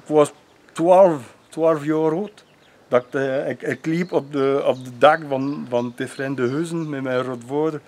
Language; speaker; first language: Dutch; non-native, local second language; French